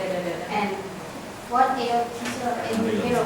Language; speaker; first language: English; non-native, learner; Thai